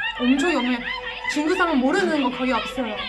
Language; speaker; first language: Korean; non-native, learner; Chinese